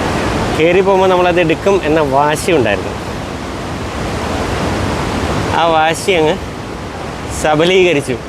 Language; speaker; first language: Malayalam; native; Malayalam